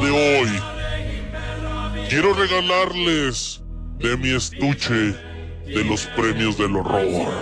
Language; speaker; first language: Spanish; native; Spanish